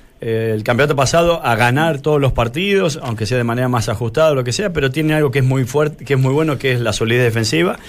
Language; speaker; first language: Spanish; native; Spanish